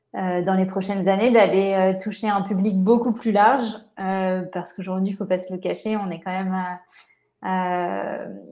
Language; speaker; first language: French; native; French